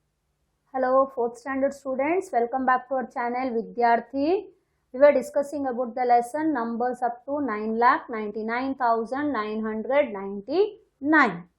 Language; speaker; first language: English; non-native, local second language; Hindi